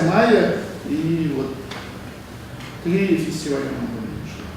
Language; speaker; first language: Russian; non-native, local second language; Kazakh